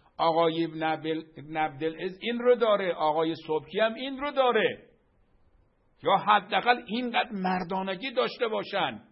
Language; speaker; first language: Persian; native; Persian